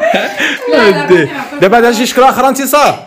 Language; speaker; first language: Arabic; native; Arabic